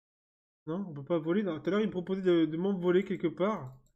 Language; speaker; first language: French; native; French